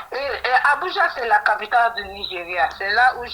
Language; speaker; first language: French; non-native, fluent; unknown